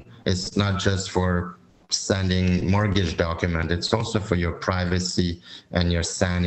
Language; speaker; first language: English; non-native, fluent; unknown